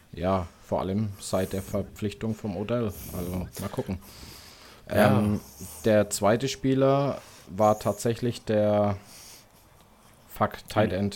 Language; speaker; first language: German; native; German